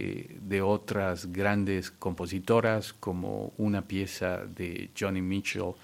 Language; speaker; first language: Spanish; native; Spanish